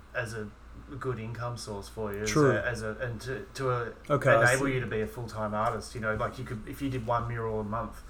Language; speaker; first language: English; native; English